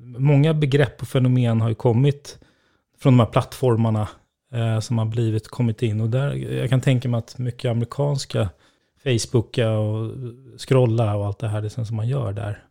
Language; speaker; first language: Swedish; native; Swedish